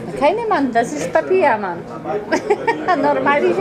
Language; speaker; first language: German; non-native, learner; Polish